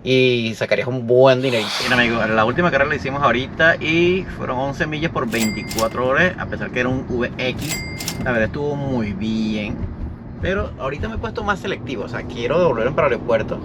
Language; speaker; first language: Spanish; native; Spanish